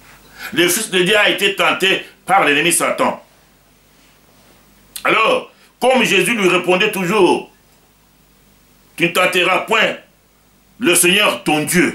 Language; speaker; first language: French; non-native, local second language; Lingala